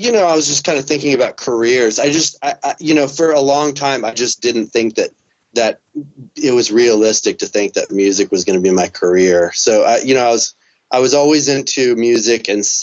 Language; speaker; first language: English; native; English